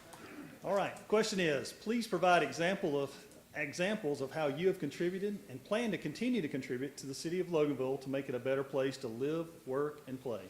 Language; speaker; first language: English; native; English